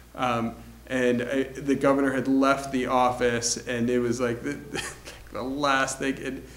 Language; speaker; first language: English; native; English